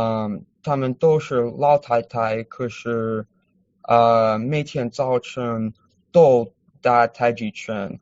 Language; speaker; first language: Chinese; non-native, learner; English